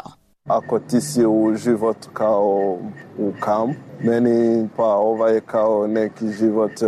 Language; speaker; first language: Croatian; non-native, learner; Rundi